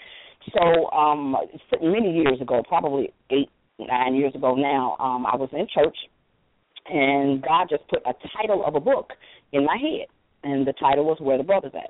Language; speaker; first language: English; native; English